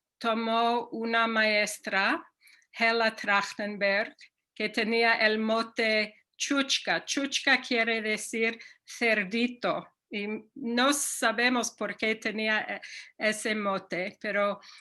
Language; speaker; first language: Spanish; non-native, fluent; English